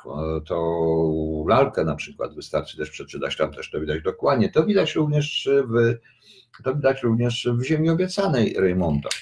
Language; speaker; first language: Polish; native; Polish